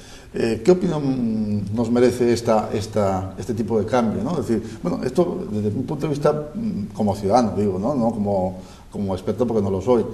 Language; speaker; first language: Spanish; native; Spanish